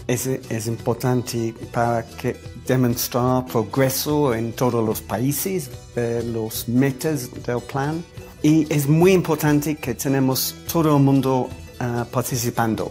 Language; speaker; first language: Spanish; non-native, fluent; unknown